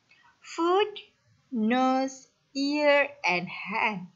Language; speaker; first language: English; non-native, fluent; Indonesian